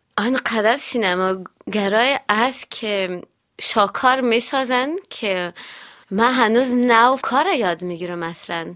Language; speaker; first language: Persian; early bilingual, heritage; Persian